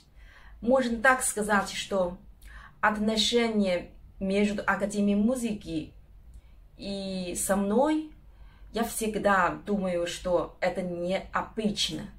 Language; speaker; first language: Russian; non-native, learner; Chinese